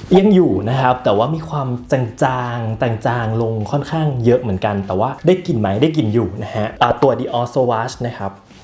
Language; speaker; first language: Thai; native; Thai